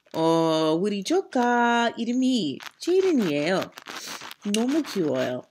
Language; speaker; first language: Korean; non-native, learner; English